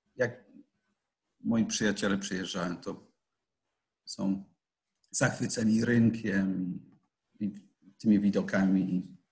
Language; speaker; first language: Polish; non-native, fluent; English